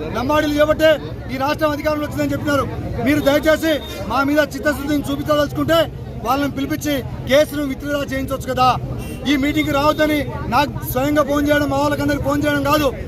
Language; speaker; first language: Telugu; non-native, local second language; Lambadi